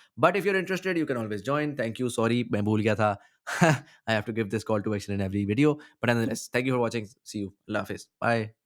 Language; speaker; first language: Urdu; native; Urdu